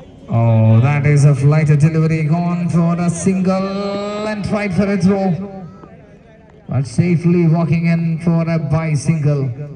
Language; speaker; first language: English; non-native, local second language; Malayalam